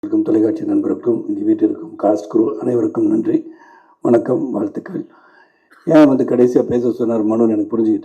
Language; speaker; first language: Tamil; native; Tamil